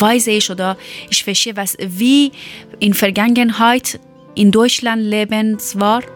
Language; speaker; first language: German; non-native, learner; Persian